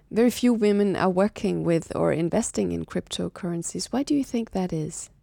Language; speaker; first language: English; non-native, fluent; Danish